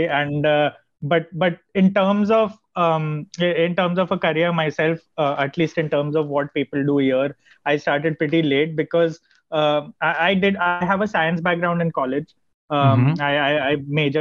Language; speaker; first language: English; non-native, local second language; Gujarati